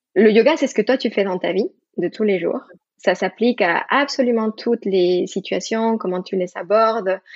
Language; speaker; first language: French; non-native, fluent; Spanish